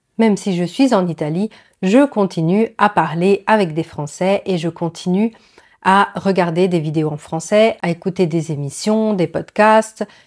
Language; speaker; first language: French; native; French